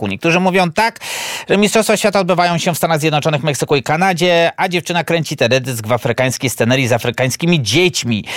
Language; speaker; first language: Polish; native; Polish